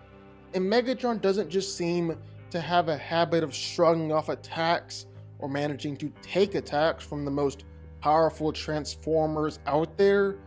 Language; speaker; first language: English; native; English